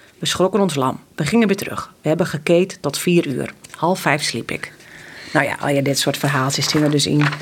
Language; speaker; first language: Dutch; non-native, local second language; Western Frisian